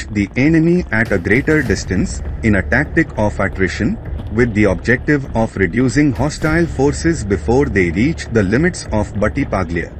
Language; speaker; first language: English; non-native, fluent; Portuguese